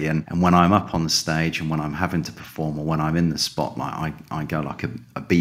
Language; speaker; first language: English; native; English